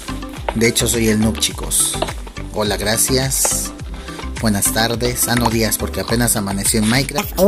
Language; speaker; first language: Spanish; native; Spanish